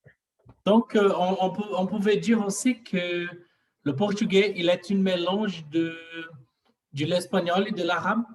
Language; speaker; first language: French; non-native, learner; Portuguese